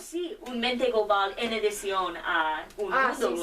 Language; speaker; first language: Spanish; non-native, learner; English